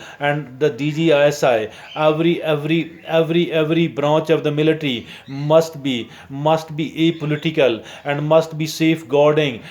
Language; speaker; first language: English; non-native, local second language; Urdu